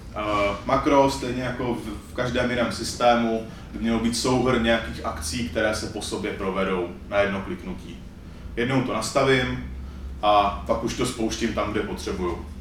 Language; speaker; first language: Czech; native; Czech